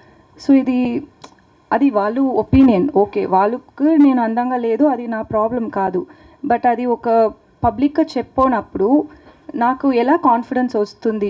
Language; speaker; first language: Telugu; non-native, learner; Tamil